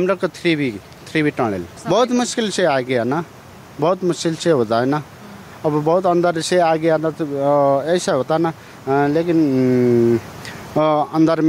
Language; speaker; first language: Hindi; non-native, learner; Nepali